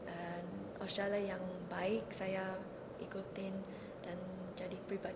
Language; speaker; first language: Indonesian; early bilingual, heritage; Indonesian